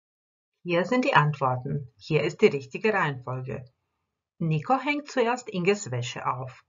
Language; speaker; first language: German; non-native, fluent; Croatian